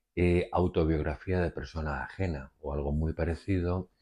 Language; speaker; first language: Spanish; native; Spanish